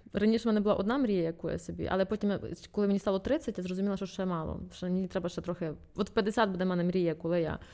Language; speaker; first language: Ukrainian; non-native, local second language; Russian